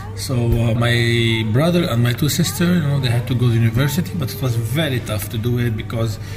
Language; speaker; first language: English; non-native, fluent; Arabic